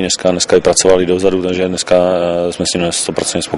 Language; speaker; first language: Czech; native; Czech